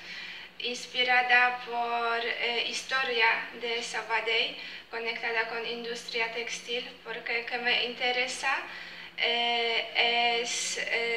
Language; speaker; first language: Spanish; non-native, fluent; Polish